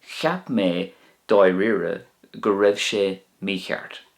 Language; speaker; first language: Irish; non-native, local second language; English